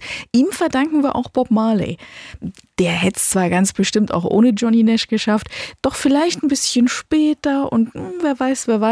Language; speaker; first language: German; native; German